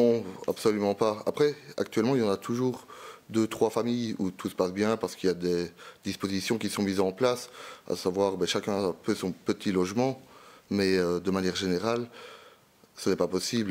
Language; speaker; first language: French; native; French